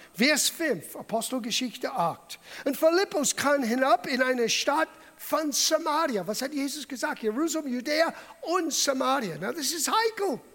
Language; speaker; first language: German; non-native, fluent; English